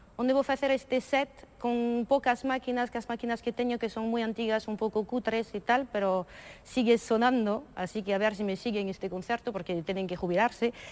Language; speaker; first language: Galician; early bilingual, other home language; French